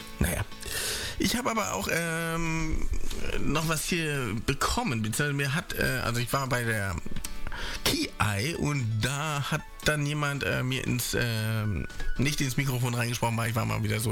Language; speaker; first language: German; native; German